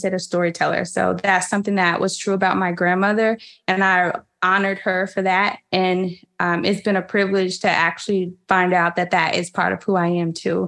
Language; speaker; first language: English; native; English